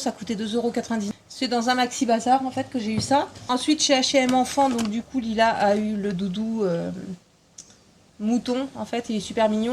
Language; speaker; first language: French; native; French